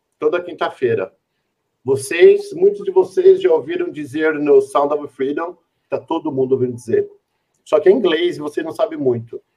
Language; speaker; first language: Portuguese; native; Portuguese